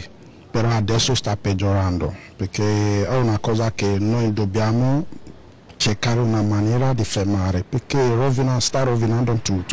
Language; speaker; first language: Italian; non-native, fluent; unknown